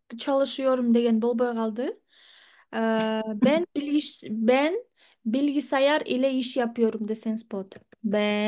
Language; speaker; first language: Turkish; non-native, fluent; Kyrgyz